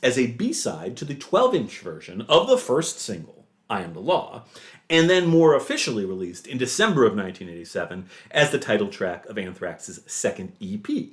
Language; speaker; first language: English; native; English